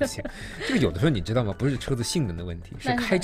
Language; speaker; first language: Chinese; native; Chinese